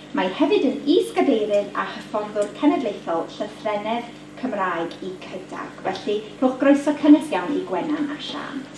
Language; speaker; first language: Welsh; native; Welsh